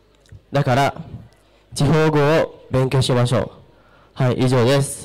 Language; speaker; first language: Japanese; non-native, learner; Sundanese